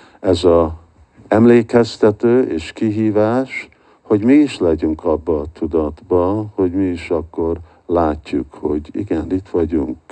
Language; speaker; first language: Hungarian; early bilingual, heritage; Hungarian